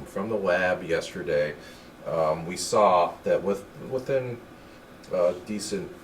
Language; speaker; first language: English; native; English